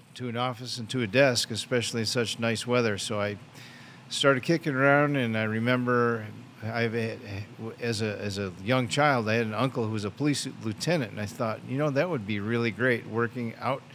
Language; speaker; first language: English; native; English